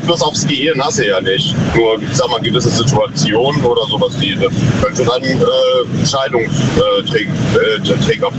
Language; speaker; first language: German; native; German